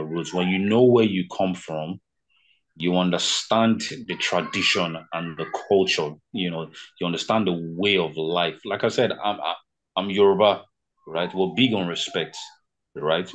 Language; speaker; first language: English; non-native, local second language; Yoruba